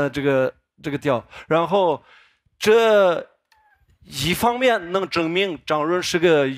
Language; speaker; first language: Chinese; native; Chinese